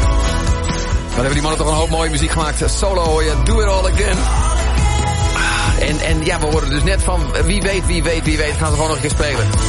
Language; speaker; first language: Dutch; native; Dutch